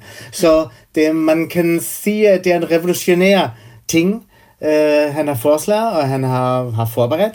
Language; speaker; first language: Danish; non-native, fluent; German